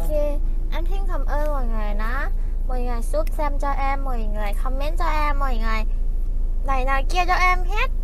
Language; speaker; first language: Vietnamese; non-native, fluent; Thai